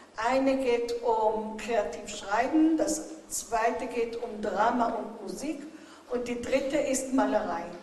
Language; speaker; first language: German; non-native, fluent; Hebrew